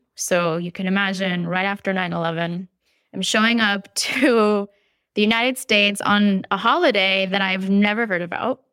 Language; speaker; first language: English; early bilingual, other home language; Spanish